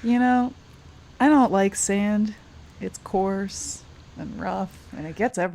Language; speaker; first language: English; native; English